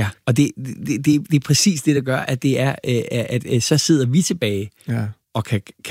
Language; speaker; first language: Danish; native; Danish